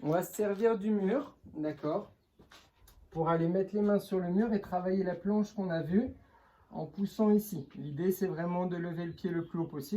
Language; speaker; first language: French; native; French